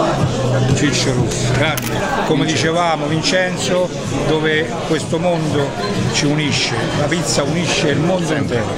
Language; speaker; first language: Italian; native; Italian